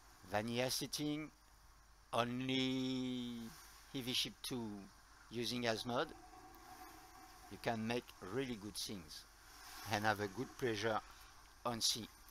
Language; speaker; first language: English; non-native, learner; French